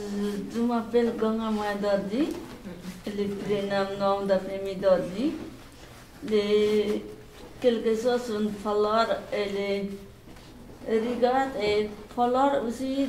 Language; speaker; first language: French; non-native, learner; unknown